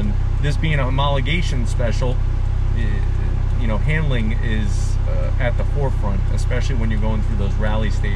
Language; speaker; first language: English; native; English